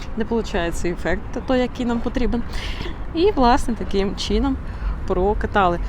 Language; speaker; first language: Ukrainian; non-native, local second language; Russian